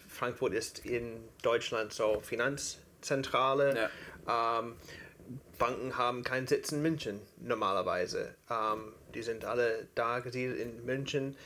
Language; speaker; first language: German; non-native, fluent; English